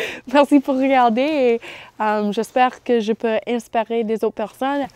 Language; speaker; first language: French; non-native, local second language; English